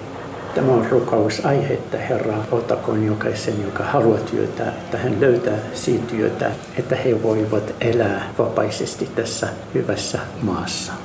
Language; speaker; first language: Finnish; non-native, fluent; Arabic